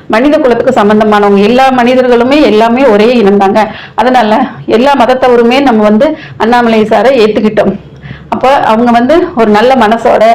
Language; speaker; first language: Tamil; native; Tamil